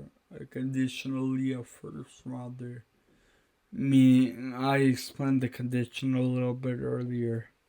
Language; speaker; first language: English; native; English